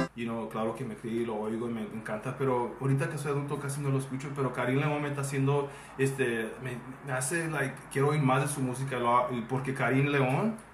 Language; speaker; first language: Spanish; early bilingual, heritage; Spanish